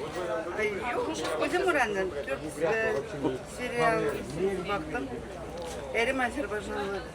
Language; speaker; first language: Turkish; non-native, learner; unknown